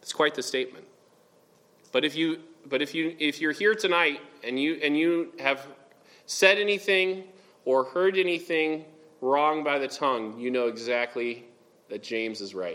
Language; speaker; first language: English; native; English